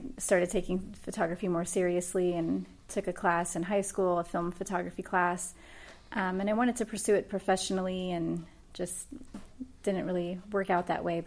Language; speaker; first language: English; native; English